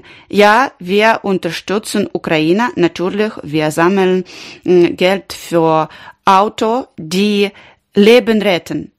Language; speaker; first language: German; non-native, learner; Ukrainian